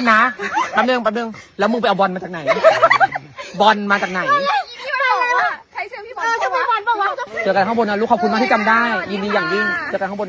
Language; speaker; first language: Thai; native; Thai